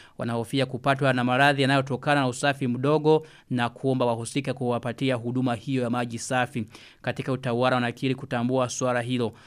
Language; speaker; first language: Swahili; non-native, local second language; Rundi